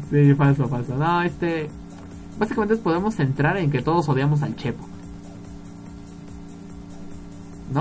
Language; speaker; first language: Spanish; native; Spanish